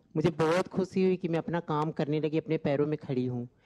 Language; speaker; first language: Hindi; native; Hindi